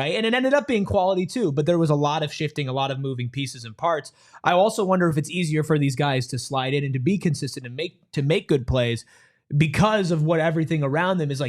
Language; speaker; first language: English; native; English